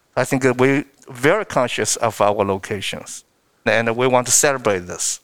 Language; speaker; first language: English; non-native, fluent; Chinese